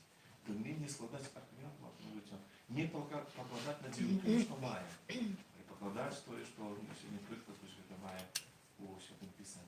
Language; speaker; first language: Polish; non-native, learner; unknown